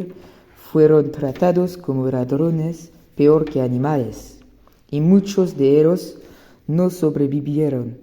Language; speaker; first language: Spanish; non-native, learner; French